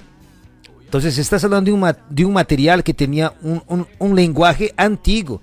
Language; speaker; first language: Spanish; native; Spanish